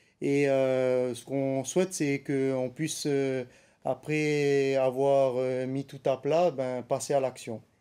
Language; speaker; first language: French; native; French